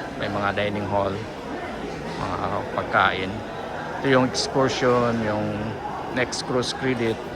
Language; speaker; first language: Filipino; native; Filipino